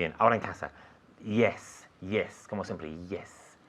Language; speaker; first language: Spanish; non-native, fluent; English